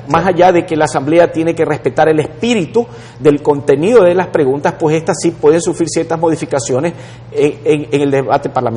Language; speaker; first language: Spanish; native; Spanish